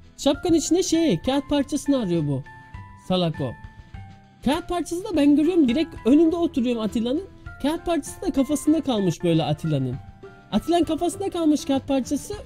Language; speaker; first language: Turkish; early bilingual, heritage; Turkish